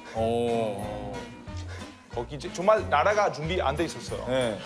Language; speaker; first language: Korean; non-native, fluent; Italian